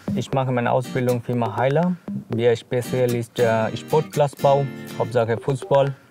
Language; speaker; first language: German; non-native, learner; Bangla